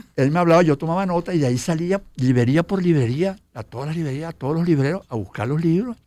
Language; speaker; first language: Spanish; native; Spanish